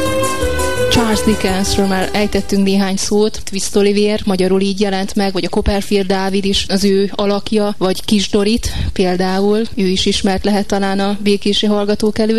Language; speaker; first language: Hungarian; native; Hungarian